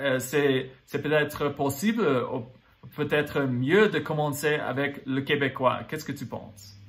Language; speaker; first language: French; non-native, fluent; English